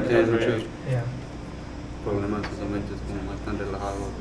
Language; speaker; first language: Spanish; non-native, learner; English